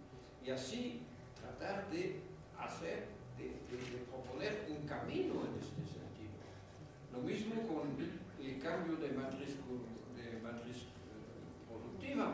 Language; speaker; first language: Spanish; non-native, fluent; French